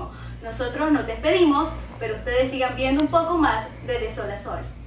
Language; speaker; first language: Spanish; native; Spanish